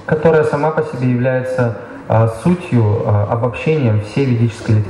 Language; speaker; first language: Russian; native; Russian